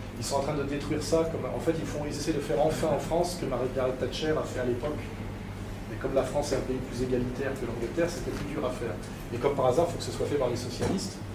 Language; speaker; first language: French; native; French